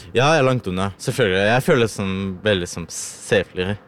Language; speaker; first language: Norwegian; non-native, learner; Russian